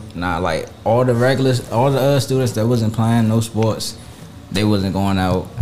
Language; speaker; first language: English; native; English